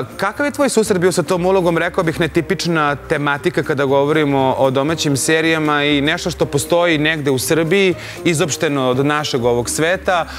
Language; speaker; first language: Serbian; native; Serbian